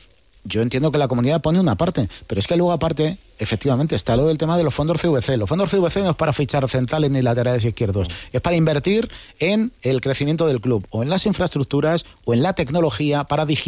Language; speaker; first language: Spanish; native; Spanish